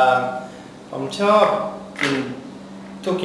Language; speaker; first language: Thai; non-native, learner; English